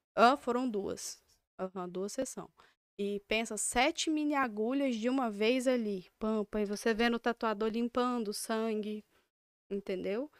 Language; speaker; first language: Portuguese; native; Portuguese